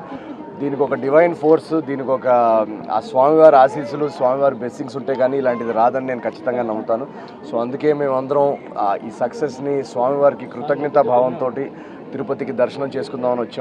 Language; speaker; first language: Telugu; native; Telugu